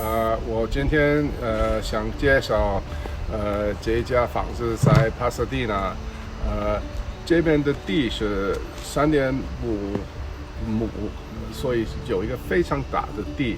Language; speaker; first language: Chinese; early bilingual, heritage; Chinese